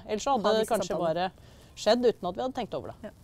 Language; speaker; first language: Norwegian; native; Norwegian